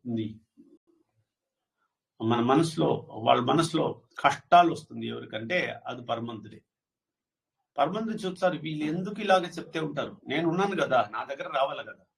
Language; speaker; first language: Telugu; non-native, learner; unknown